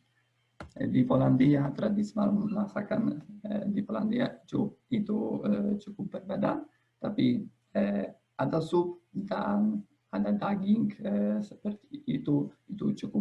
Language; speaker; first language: Indonesian; non-native, fluent; Polish